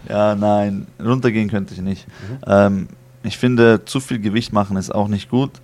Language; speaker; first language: German; early bilingual, other home language; Chechen